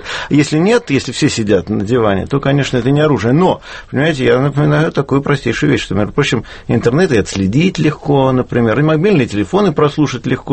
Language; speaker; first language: Russian; native; Russian